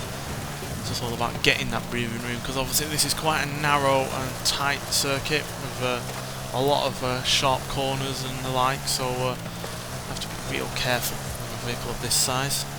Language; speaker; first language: English; native; English